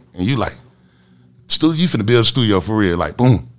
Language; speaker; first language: English; native; English